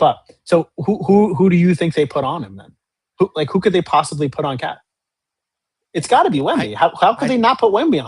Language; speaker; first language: English; native; English